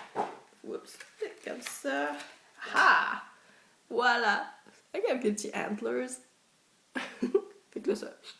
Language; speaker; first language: French; native; French